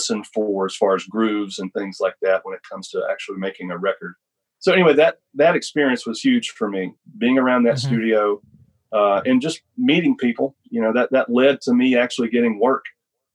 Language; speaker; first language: English; native; English